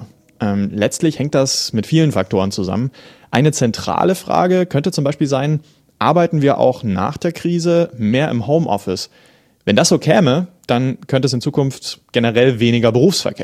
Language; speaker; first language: German; native; German